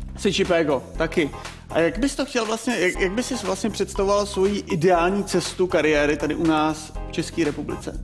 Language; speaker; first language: Czech; native; Czech